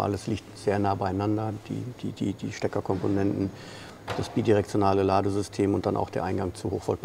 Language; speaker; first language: German; native; German